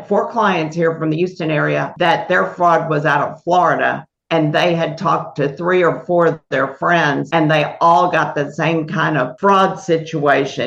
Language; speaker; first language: English; native; English